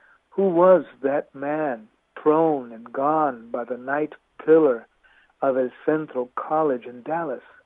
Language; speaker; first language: English; early bilingual, other home language; Spanish